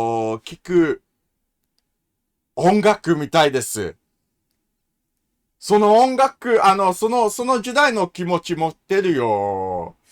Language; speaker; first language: Japanese; non-native, learner; English